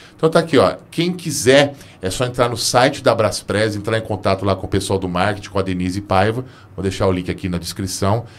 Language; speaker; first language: Portuguese; native; Portuguese